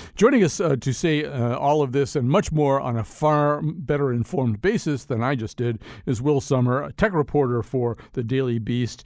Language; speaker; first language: English; native; English